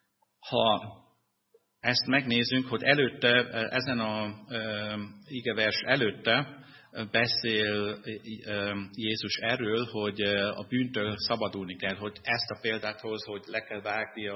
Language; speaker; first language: Hungarian; non-native, fluent; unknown